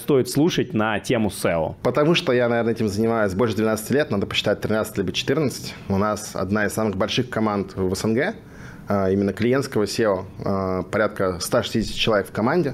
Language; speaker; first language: Russian; native; Russian